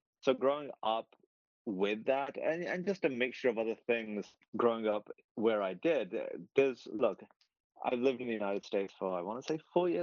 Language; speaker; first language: English; native; English